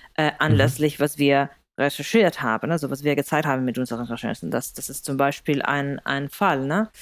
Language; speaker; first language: German; non-native, fluent; Spanish